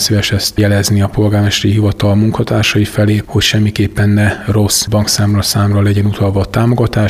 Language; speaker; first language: Hungarian; native; Hungarian